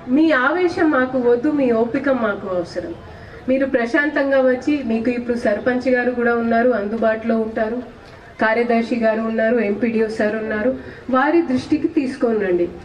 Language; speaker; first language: Telugu; non-native, fluent; Hindi